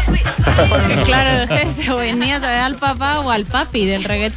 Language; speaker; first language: Spanish; native; Spanish